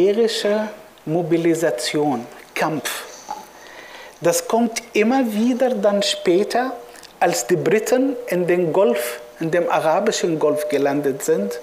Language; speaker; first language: German; non-native, fluent; Arabic